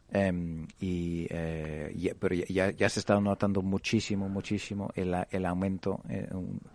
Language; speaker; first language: Spanish; non-native, fluent; English